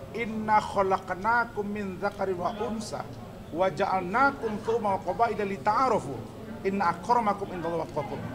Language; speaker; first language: Indonesian; native; Indonesian